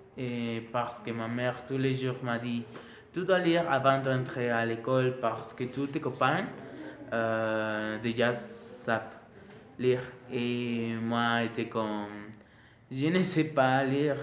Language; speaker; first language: French; non-native, learner; Spanish